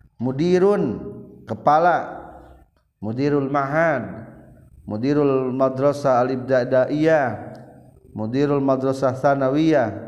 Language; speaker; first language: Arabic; non-native, fluent; Indonesian